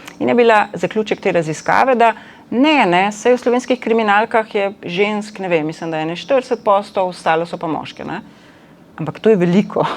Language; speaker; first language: Slovenian; native; Slovenian